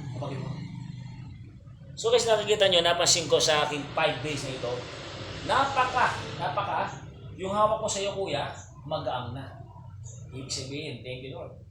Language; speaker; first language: Filipino; non-native, local second language; Pampanga